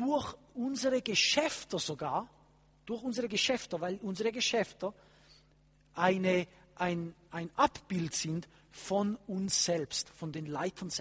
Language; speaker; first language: German; non-native, fluent; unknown